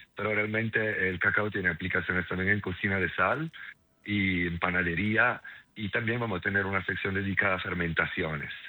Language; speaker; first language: Spanish; non-native, fluent; Italian